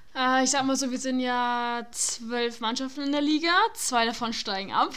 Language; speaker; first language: German; native; German